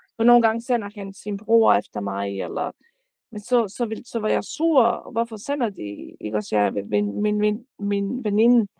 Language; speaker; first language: Danish; non-native, fluent; Bosnian